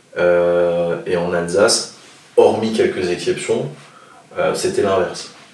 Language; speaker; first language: French; non-native, local second language; Swiss German